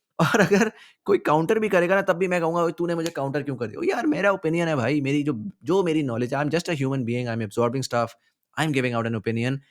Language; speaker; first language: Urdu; native; Urdu